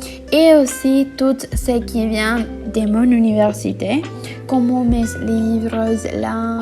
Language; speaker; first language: French; non-native, learner; Spanish